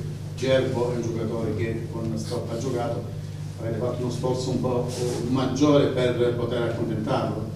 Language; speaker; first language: Italian; native; Italian